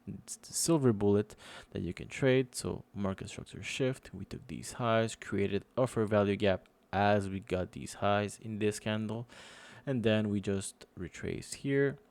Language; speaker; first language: English; non-native, fluent; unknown